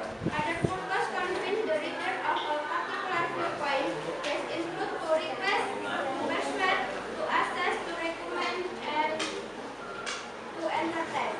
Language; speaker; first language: English; non-native, learner; Indonesian